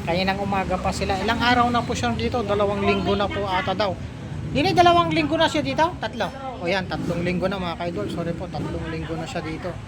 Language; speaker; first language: Filipino; non-native, local second language; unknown